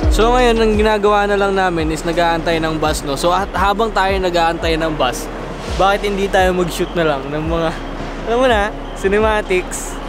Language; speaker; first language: Filipino; native; Filipino